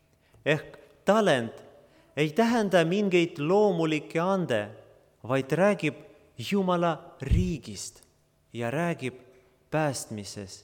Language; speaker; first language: Estonian; non-native, local second language; Russian